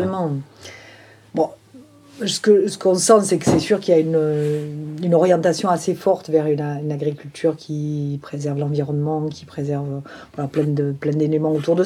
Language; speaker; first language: French; native; French